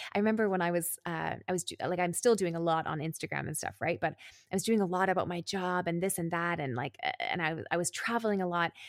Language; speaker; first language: English; native; English